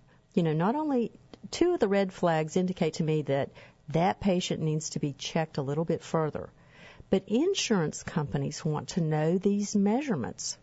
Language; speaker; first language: English; native; English